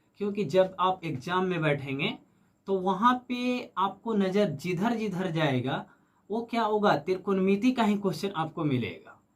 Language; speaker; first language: Hindi; native; Hindi